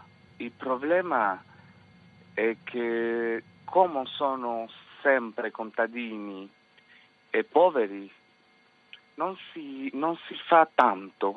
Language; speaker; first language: Italian; non-native, fluent; Spanish